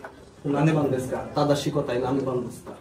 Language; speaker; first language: Japanese; non-native, learner; Bangla